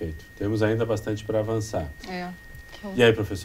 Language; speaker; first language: Portuguese; native; Portuguese